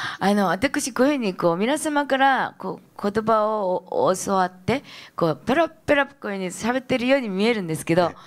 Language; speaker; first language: Japanese; non-native, fluent; Korean